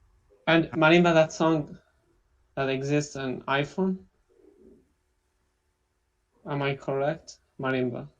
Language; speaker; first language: English; non-native, learner; Arabic